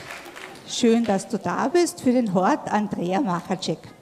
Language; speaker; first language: German; native; German